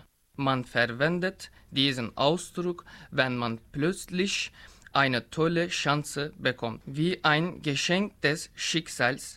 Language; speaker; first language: German; non-native, learner; Turkish